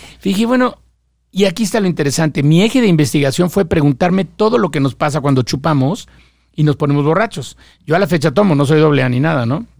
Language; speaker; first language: Spanish; native; Spanish